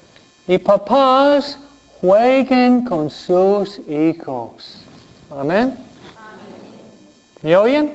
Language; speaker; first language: Spanish; non-native, fluent; English